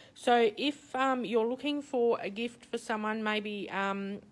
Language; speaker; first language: English; native; English